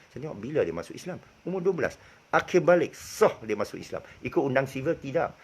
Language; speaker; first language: Malay; non-native, local second language; Chinese